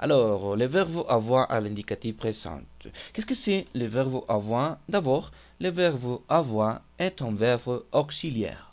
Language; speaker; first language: French; non-native, fluent; Spanish